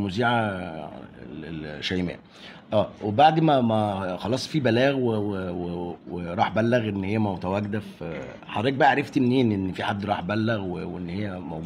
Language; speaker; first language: Arabic; native; Arabic